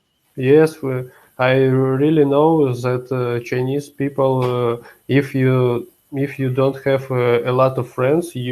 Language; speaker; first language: English; non-native, learner; Russian